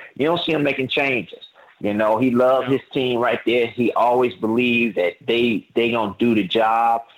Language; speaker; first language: English; native; English